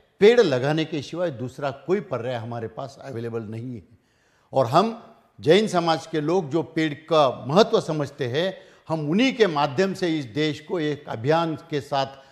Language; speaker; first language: Hindi; non-native, local second language; Marathi